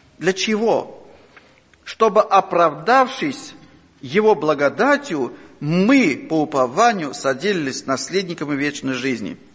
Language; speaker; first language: Russian; non-native, local second language; Armenian